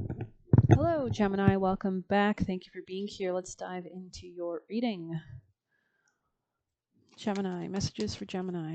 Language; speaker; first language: English; native; English